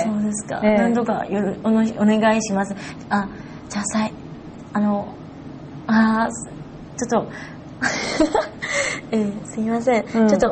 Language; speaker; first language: Japanese; non-native, learner; Chinese